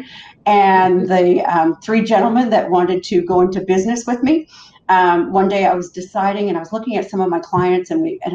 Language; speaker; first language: English; native; English